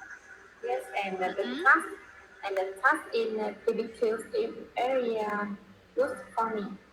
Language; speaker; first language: English; non-native, learner; Vietnamese